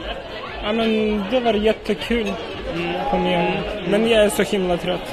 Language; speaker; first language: Swedish; non-native, fluent; Russian